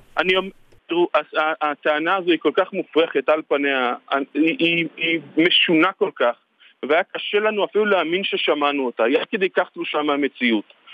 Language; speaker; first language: Hebrew; native; Hebrew